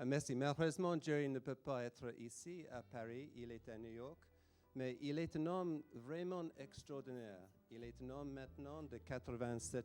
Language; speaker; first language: French; non-native, fluent; English